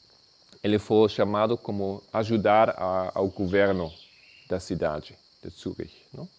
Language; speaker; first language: Portuguese; non-native, fluent; Spanish